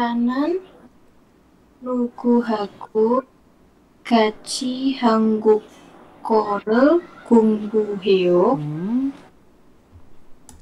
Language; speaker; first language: Korean; non-native, learner; Indonesian